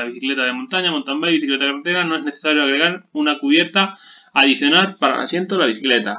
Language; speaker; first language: Spanish; native; Spanish